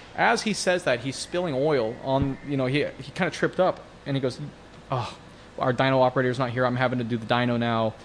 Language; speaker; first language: English; native; English